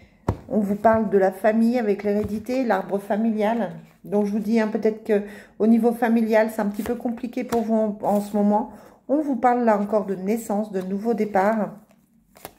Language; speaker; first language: French; native; French